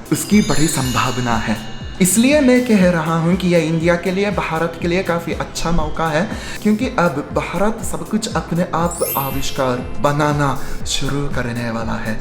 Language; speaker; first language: Hindi; non-native, fluent; Japanese